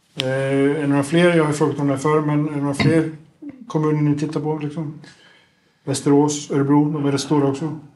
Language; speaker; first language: Swedish; native; Swedish